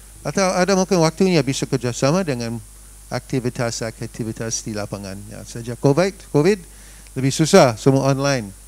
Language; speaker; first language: Indonesian; non-native, fluent; English